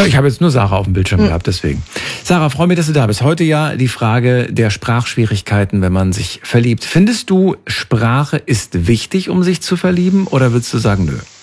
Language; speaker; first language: German; native; German